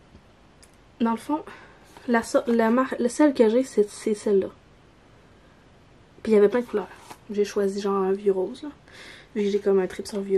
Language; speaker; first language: French; native; French